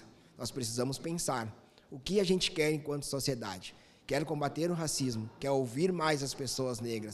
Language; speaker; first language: Portuguese; native; Portuguese